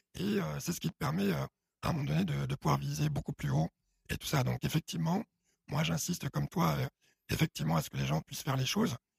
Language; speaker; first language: French; early bilingual, other home language; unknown